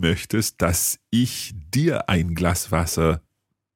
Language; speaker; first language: German; non-native, fluent; English